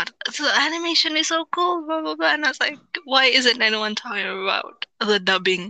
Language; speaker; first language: English; non-native, local second language; Cebuano